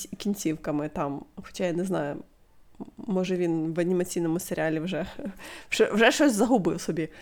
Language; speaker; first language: Ukrainian; non-native, local second language; Russian